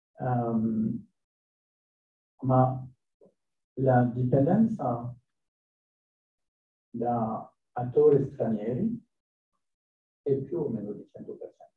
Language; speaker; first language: Italian; non-native, learner; French